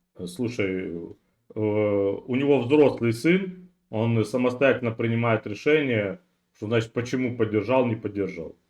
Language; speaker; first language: Russian; native; Russian